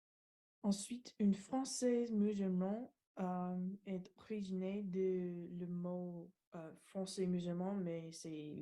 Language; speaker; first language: French; non-native, learner; English